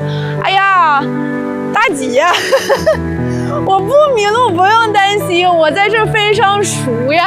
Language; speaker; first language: Chinese; non-native, fluent; Russian